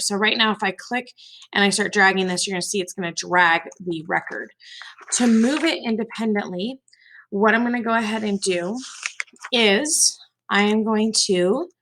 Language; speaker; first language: English; native; English